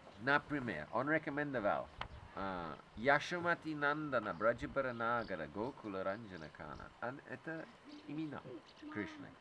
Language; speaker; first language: Russian; non-native, fluent; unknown